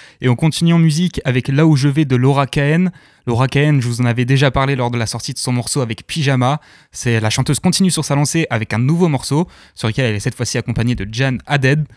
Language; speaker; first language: French; native; French